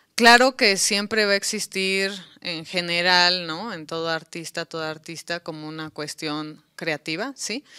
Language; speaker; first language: Spanish; native; Spanish